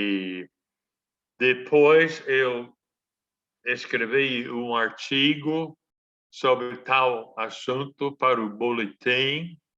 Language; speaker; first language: Portuguese; non-native, fluent; English